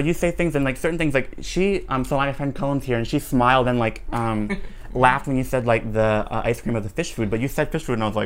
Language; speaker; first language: English; native; English